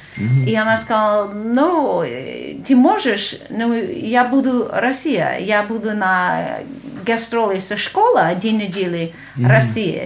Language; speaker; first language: Russian; non-native, learner; English